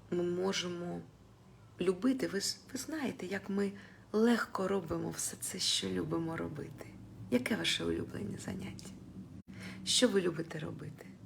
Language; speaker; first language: Ukrainian; non-native, local second language; Russian